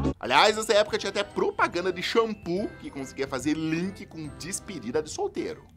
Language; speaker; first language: Portuguese; native; Portuguese